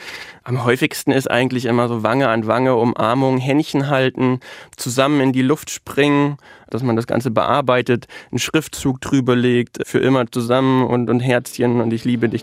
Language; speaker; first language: German; native; German